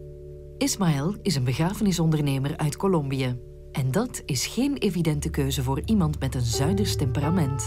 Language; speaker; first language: Dutch; native; Dutch